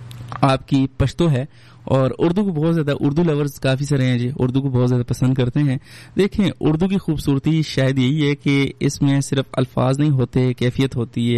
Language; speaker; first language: Hindi; non-native, local second language; Pashto